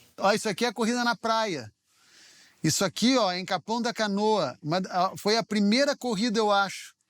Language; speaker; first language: Portuguese; native; Portuguese